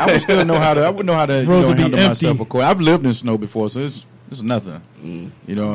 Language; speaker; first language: English; native; English